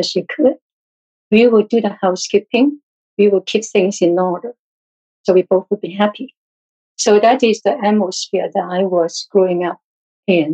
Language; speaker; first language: English; non-native, local second language; Cantonese